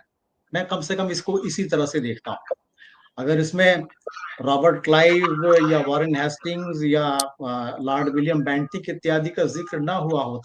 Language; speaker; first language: Hindi; native; Hindi